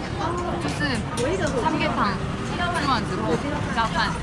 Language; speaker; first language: Chinese; non-native, fluent; Korean